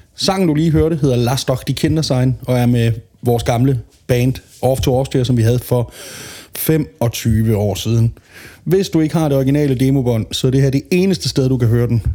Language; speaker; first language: Danish; native; Danish